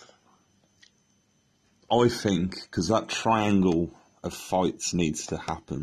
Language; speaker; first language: English; native; English